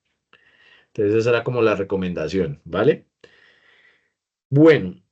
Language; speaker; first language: Spanish; native; Spanish